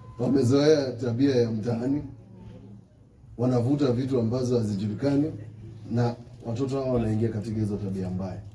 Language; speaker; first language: Swahili; non-native, local second language; Kamba